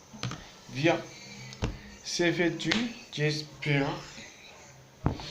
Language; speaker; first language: French; non-native, learner; Spanish